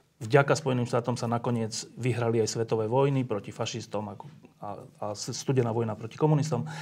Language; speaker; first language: Slovak; native; Slovak